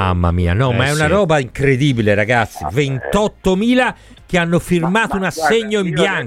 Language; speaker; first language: Italian; native; Italian